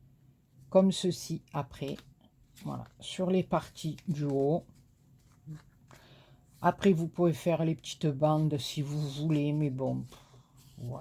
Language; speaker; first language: French; native; French